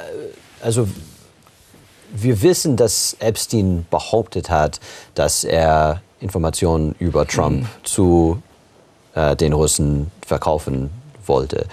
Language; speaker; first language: German; non-native, fluent; English